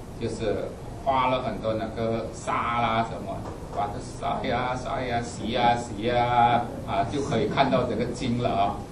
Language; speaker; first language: Chinese; non-native, fluent; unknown